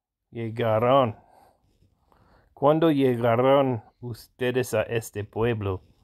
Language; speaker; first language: Spanish; non-native, learner; English